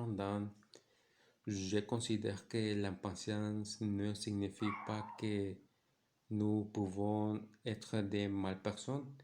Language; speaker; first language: French; non-native, learner; Spanish